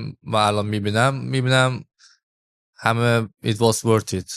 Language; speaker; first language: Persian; early bilingual, heritage; English